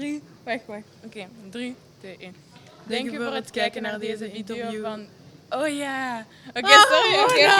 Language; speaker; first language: Dutch; early bilingual, heritage; Kinyarwanda